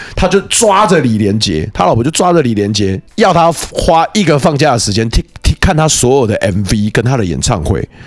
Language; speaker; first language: Chinese; native; Chinese